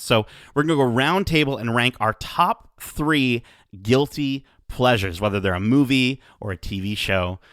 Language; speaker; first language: English; native; English